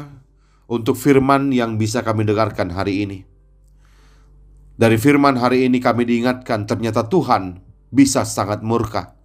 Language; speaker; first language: Indonesian; native; Indonesian